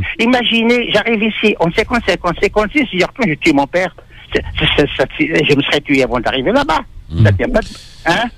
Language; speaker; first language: French; non-native, local second language; Arabic